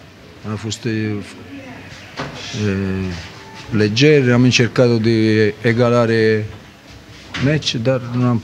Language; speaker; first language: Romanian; non-native, learner; Italian